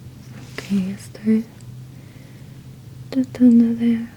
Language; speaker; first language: Spanish; early bilingual, heritage; Spanish